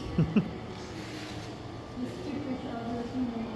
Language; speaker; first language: German; non-native, learner; Hiligaynon